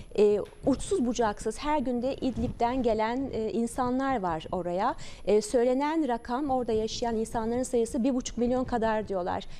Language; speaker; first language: Turkish; native; Turkish